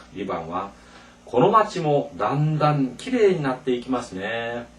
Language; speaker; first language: Japanese; non-native, fluent; Korean